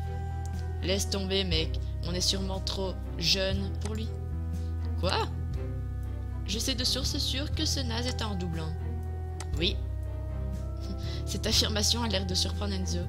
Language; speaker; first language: French; native; French